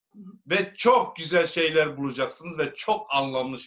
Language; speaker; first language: Turkish; native; Turkish